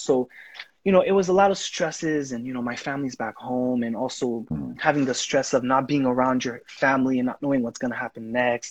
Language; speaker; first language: English; non-native, fluent; Haitian Creole